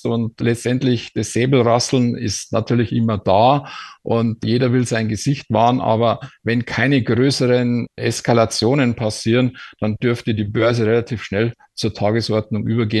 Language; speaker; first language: German; native; German